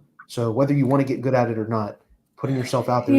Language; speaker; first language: English; native; English